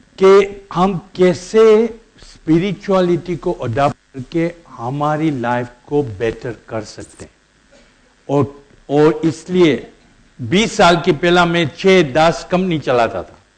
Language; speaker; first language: Hindi; non-native, learner; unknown